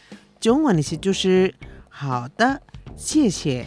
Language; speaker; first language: Chinese; early bilingual, heritage; Chinese